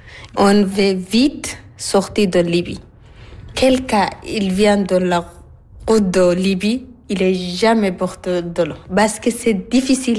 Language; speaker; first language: French; non-native, learner; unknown